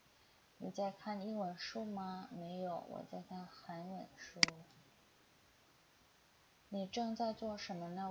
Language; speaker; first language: Chinese; non-native, fluent; Indonesian